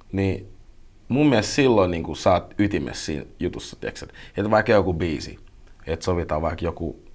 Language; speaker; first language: Finnish; early bilingual, other home language; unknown